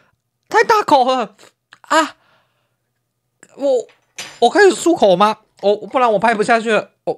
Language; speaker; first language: Chinese; native; Chinese